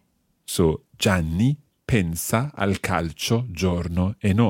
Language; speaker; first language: Italian; non-native, fluent; English